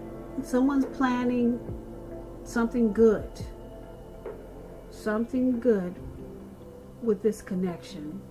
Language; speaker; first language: English; native; English